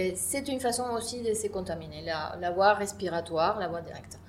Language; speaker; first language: French; non-native, fluent; Spanish